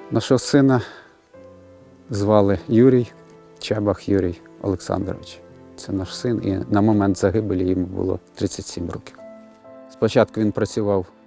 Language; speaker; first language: Ukrainian; native; Ukrainian